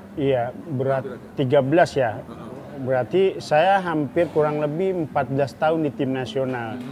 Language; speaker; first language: Indonesian; native; Indonesian